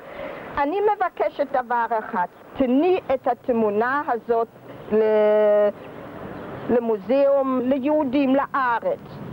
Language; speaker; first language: Hebrew; early bilingual, other home language; German